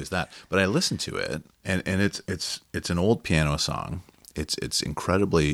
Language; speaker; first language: English; native; English